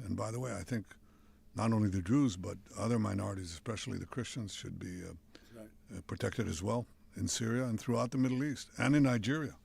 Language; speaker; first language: English; non-native, fluent; Hebrew